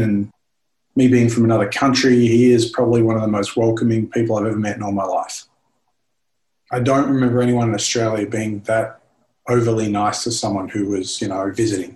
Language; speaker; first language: English; native; English